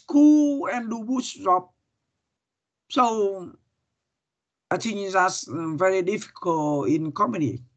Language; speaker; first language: English; non-native, learner; Vietnamese